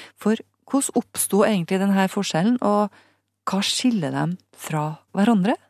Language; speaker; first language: Norwegian; native; Norwegian